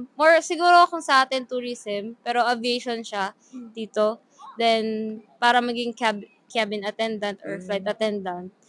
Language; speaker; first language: Filipino; non-native, local second language; Bikol